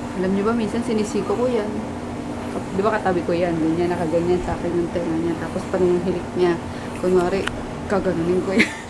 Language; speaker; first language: Filipino; native; Filipino